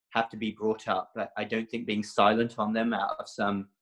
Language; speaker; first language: English; native; English